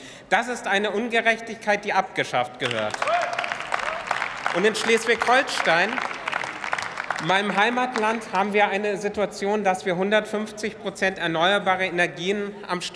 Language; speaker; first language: German; native; German